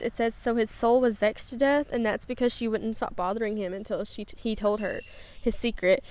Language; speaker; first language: English; native; English